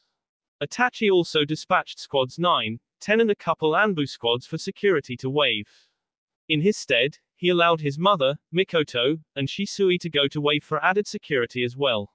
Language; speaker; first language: English; native; English